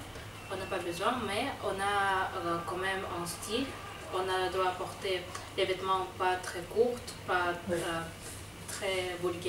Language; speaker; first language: French; non-native, learner; Russian